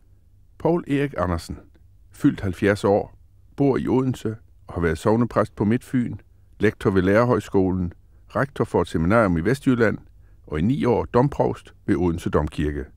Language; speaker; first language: Danish; native; Danish